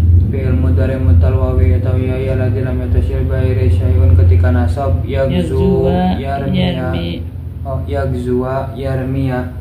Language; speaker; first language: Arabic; non-native, learner; Indonesian